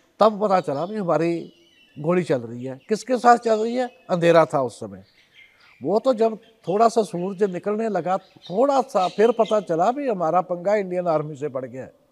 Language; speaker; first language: Hindi; non-native, local second language; Punjabi